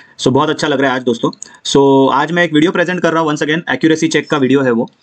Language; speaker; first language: Hindi; non-native, local second language; Marathi